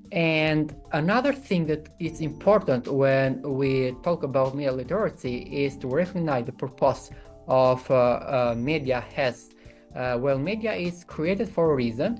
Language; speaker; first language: English; non-native, fluent; Albanian